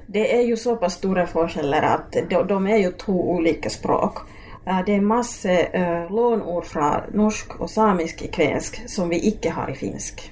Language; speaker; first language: Swedish; non-native, local second language; Finnish